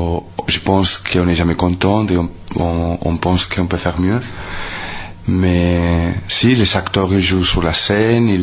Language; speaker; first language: French; non-native, fluent; Spanish